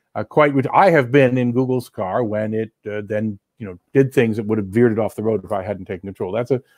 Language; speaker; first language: English; native; English